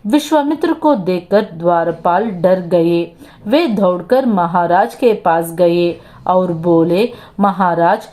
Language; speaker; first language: Hindi; non-native, local second language; Telugu